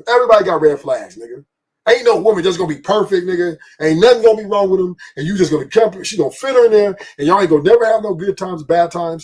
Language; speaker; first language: English; native; English